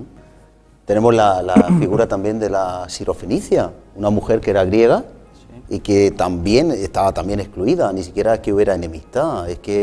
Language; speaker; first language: Spanish; native; Spanish